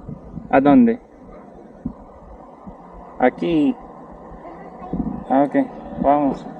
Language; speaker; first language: Spanish; non-native, fluent; English